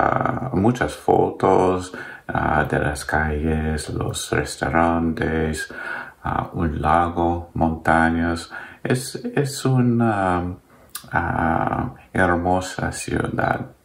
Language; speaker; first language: Spanish; non-native, learner; English